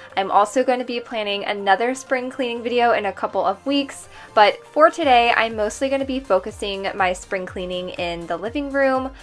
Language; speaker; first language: English; native; English